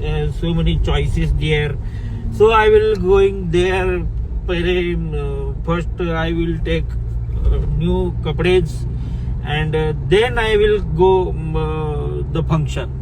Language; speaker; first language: English; non-native, learner; Marathi